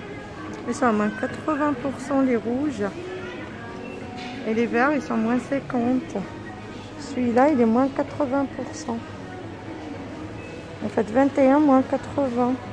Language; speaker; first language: French; native; French